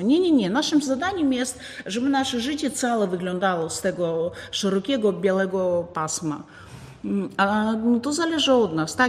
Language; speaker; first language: Polish; non-native, fluent; Ukrainian